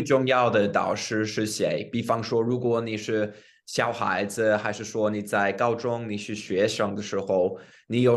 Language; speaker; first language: Chinese; non-native, fluent; English